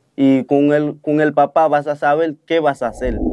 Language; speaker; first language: Spanish; non-native, fluent; Haitian Creole